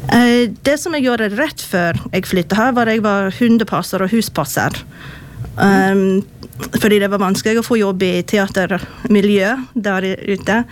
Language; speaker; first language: Norwegian; non-native, fluent; English